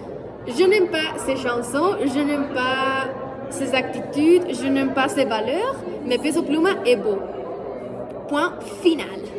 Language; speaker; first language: French; non-native, fluent; Spanish